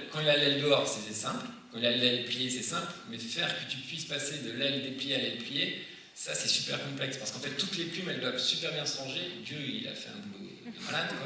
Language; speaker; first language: French; native; French